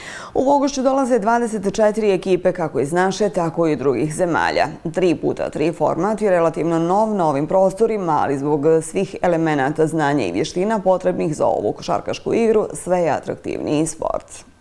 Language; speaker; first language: Bosnian; native; Bosnian